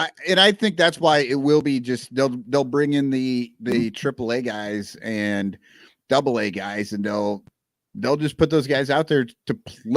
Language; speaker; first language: English; native; English